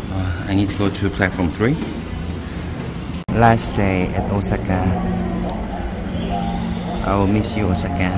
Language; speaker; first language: English; non-native, learner; Vietnamese